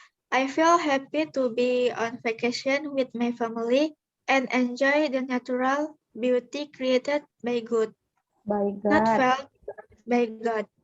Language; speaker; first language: English; non-native, learner; Indonesian